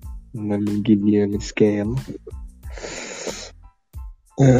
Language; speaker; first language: English; non-native, learner; Persian